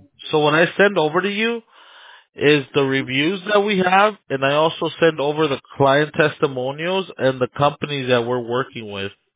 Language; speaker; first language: English; early bilingual, other home language; Spanish